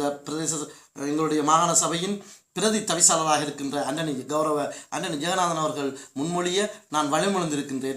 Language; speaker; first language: Tamil; native; Tamil